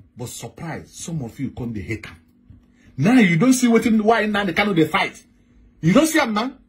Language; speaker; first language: Nigerian Pidgin; non-native, local second language; Igbo